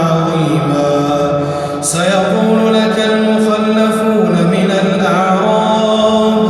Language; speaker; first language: Arabic; native; Arabic